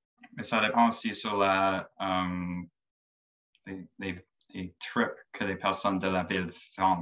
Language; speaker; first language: French; non-native, learner; English